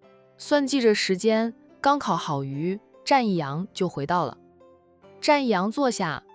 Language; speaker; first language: Chinese; native; Chinese